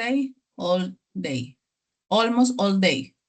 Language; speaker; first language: English; non-native, learner; Spanish